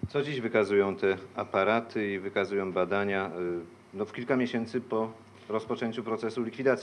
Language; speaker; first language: Polish; native; Polish